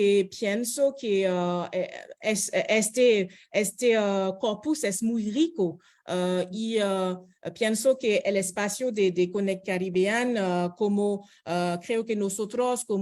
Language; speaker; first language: Spanish; non-native, fluent; French